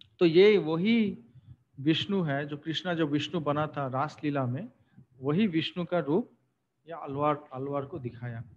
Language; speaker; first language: Hindi; non-native, local second language; Bangla